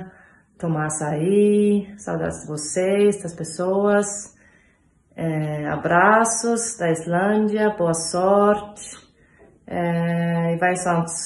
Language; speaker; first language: Portuguese; non-native, learner; Icelandic